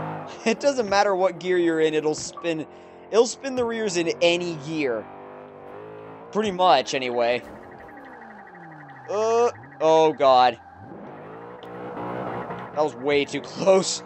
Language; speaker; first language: English; native; English